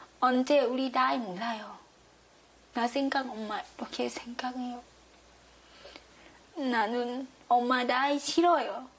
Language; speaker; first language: Korean; non-native, learner; Thai